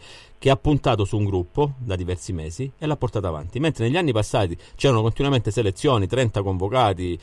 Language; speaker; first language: Italian; native; Italian